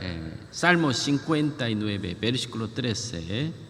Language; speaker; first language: Spanish; non-native, learner; Korean